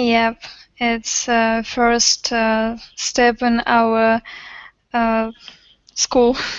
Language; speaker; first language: English; non-native, learner; Russian